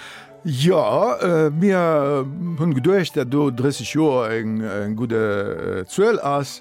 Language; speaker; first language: German; non-native, local second language; Luxembourgish